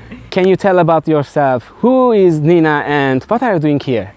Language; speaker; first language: English; non-native, learner; Turkish